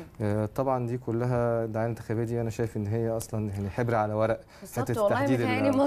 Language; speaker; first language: Arabic; native; Arabic